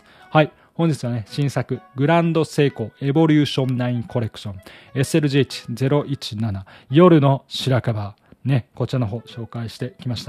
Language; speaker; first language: Japanese; native; Japanese